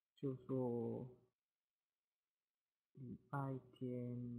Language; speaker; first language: Chinese; non-native, fluent; Indonesian